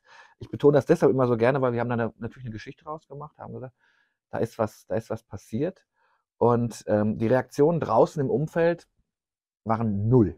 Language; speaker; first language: German; native; German